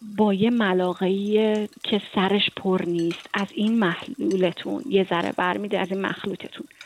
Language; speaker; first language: Persian; native; Persian